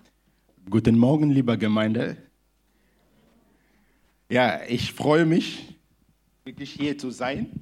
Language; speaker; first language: German; non-native, fluent; Lingala